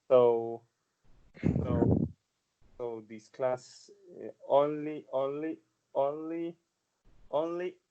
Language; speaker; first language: English; non-native, learner; Spanish